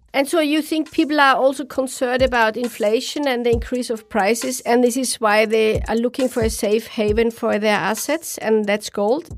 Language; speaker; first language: English; non-native, fluent; German